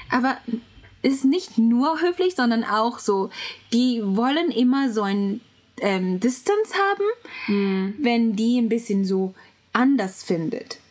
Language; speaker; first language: German; non-native, fluent; Japanese